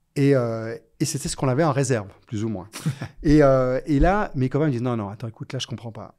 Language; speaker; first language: French; native; French